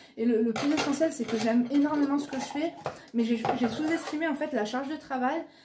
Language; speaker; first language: French; native; French